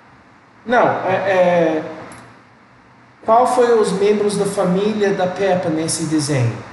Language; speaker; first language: Portuguese; non-native, learner; English